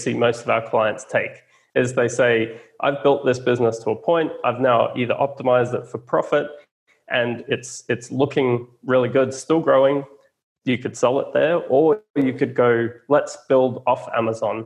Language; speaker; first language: English; native; English